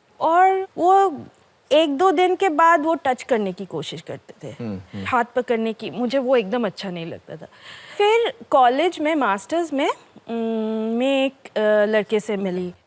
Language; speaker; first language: Hindi; non-native, local second language; Bangla